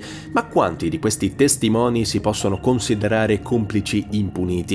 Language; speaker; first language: Italian; native; Italian